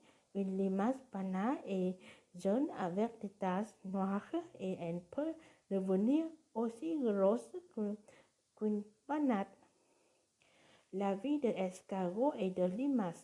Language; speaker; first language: French; non-native, learner; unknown